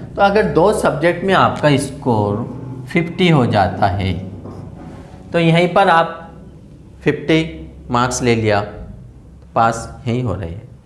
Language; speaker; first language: Hindi; non-native, local second language; Urdu